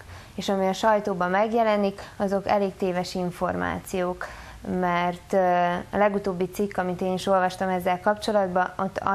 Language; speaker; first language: Hungarian; native; Hungarian